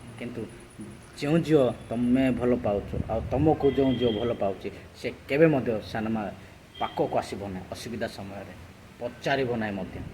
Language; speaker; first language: Odia; non-native, local second language; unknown